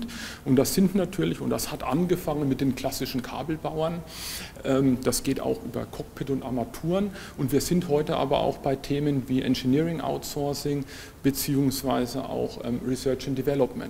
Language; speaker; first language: German; native; German